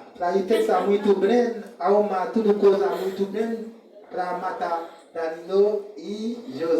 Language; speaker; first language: Portuguese; non-native, learner; Haitian Creole